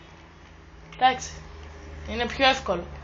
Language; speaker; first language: Greek; native; Greek